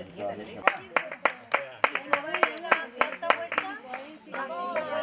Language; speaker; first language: Spanish; native; Spanish